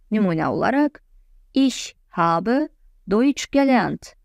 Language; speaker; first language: German; non-native, fluent; Azerbaijani